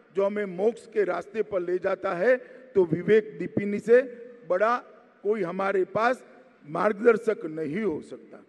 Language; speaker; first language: Hindi; non-native, local second language; Gujarati